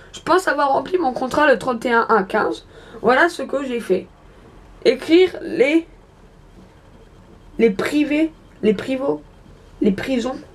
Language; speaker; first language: French; native; French